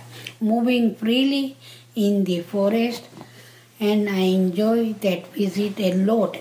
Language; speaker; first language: English; non-native, local second language; Gujarati